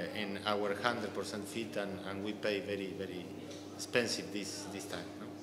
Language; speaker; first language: English; non-native, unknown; Arabic